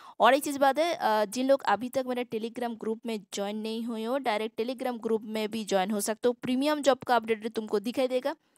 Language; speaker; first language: Hindi; non-native, local second language; Assamese